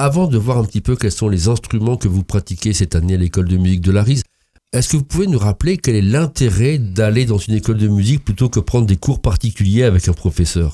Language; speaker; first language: French; native; French